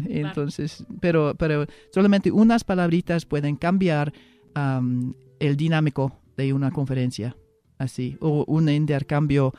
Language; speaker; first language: Spanish; non-native, fluent; English